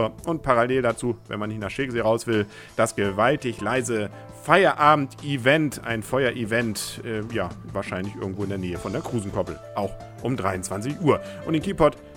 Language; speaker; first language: German; native; German